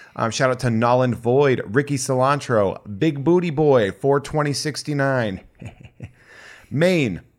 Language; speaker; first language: English; native; English